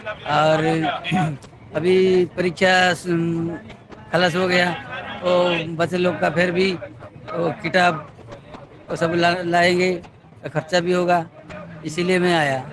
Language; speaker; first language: Hindi; non-native, local second language; Odia